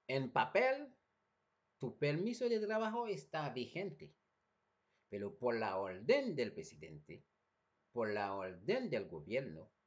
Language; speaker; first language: Spanish; non-native, fluent; Haitian Creole